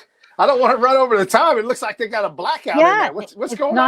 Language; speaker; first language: English; native; English